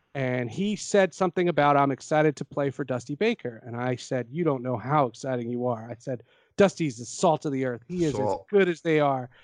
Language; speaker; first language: English; native; English